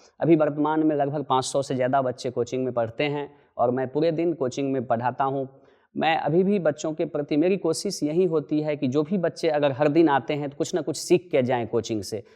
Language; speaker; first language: Hindi; non-native, local second language; Maithili